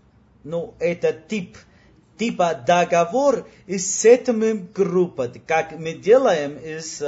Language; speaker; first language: Russian; non-native, learner; Spanish